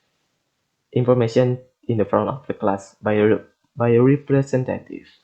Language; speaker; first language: English; non-native, learner; Indonesian